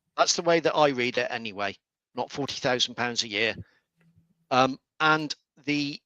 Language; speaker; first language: English; native; English